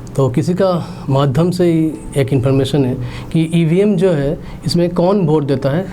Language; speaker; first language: Hindi; non-native, local second language; Bangla